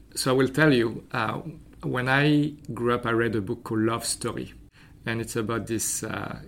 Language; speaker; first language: English; non-native, fluent; French